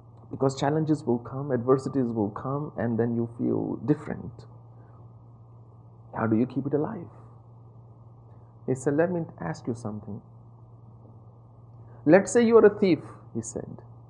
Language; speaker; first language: English; non-native, local second language; Hindi